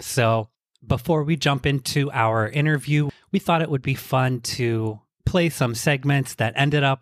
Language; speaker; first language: English; native; English